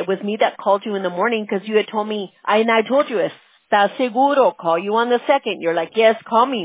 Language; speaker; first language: English; early bilingual, other home language; Spanish